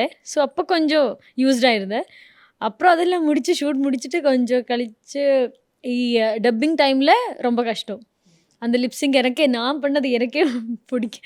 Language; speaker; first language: Tamil; non-native, fluent; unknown